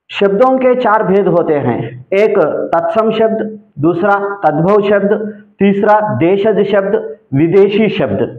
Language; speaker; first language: Hindi; non-native, local second language; Telugu